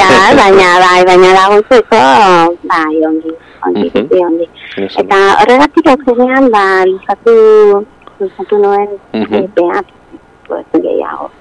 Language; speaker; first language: Basque; non-native, local second language; Spanish